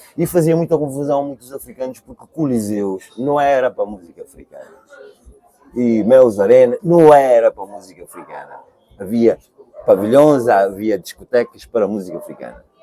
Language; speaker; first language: Portuguese; early bilingual, other home language; Kabuverdianu